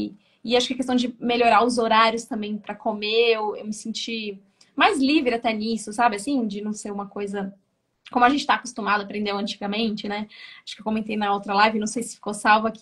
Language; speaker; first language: Portuguese; native; Portuguese